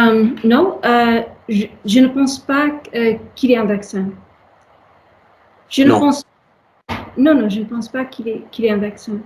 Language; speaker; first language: French; non-native, learner; English